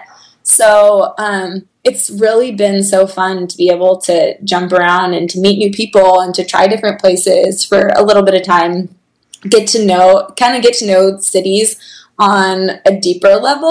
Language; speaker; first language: English; native; English